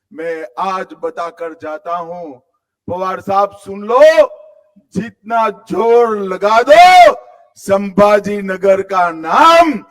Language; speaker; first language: Hindi; non-native, local second language; Gujarati